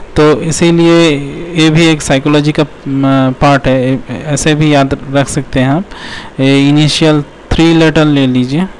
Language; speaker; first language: Hindi; non-native, local second language; Bangla